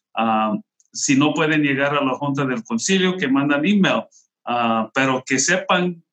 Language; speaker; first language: Spanish; non-native, local second language; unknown